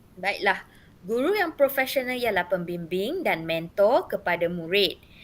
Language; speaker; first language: Malay; non-native, local second language; Chinese